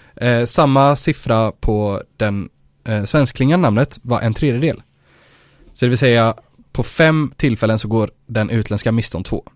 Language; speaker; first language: Swedish; native; Swedish